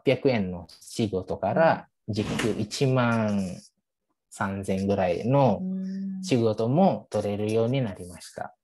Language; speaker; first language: Japanese; non-native, fluent; Indonesian